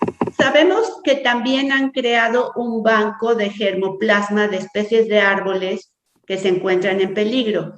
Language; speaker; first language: Spanish; native; Spanish